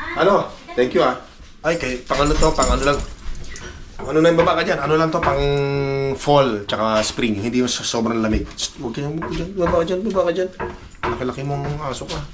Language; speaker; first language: Filipino; non-native, local second language; Iloko